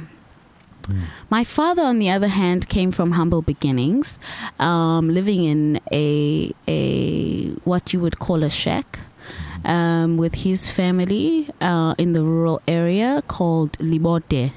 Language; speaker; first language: English; non-native, local second language; Xhosa